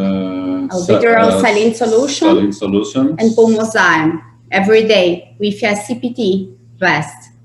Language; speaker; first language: English; non-native, learner; Portuguese